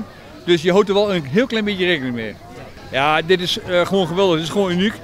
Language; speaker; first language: Dutch; native; Dutch